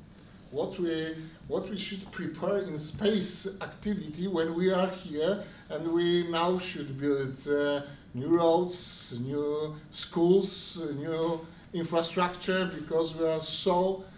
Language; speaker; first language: English; non-native, learner; Polish